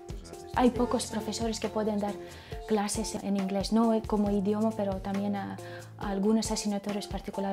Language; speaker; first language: Spanish; non-native, fluent; Latvian